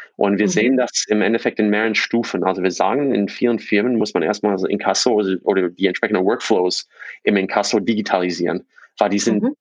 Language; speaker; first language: German; non-native, fluent; English